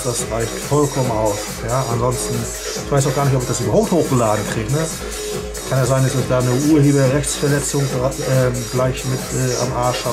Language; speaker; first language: German; native; German